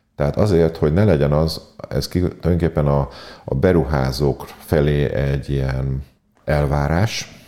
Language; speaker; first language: Hungarian; native; Hungarian